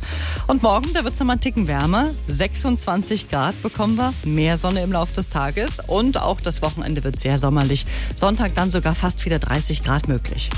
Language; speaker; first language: German; native; German